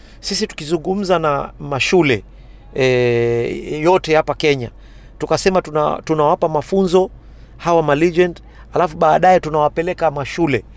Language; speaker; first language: Swahili; native; Swahili